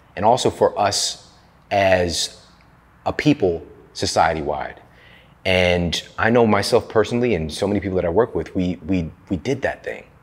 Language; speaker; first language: English; native; English